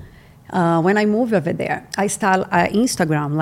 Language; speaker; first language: English; non-native, learner; Portuguese